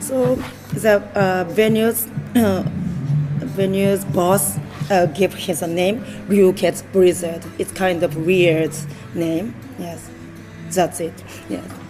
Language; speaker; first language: English; non-native, learner; Japanese